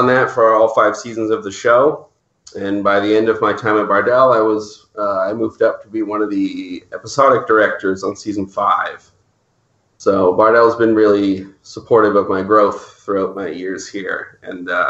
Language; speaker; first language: English; native; English